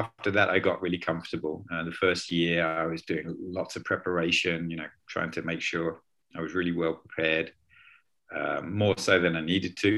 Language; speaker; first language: English; native; English